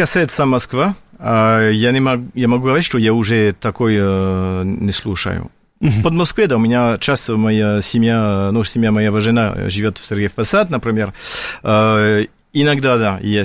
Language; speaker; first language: Russian; non-native, fluent; French